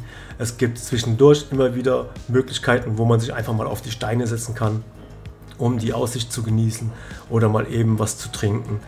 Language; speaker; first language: German; native; German